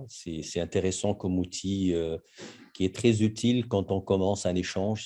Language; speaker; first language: French; non-native, local second language; Arabic